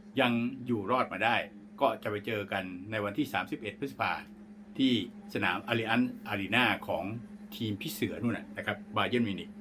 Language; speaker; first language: Thai; native; Thai